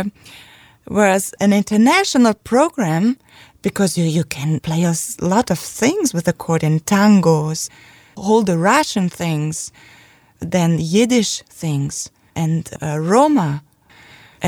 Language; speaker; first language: English; non-native, fluent; German